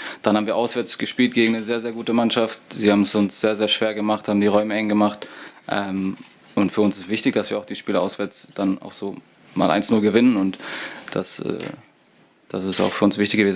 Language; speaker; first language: German; native; German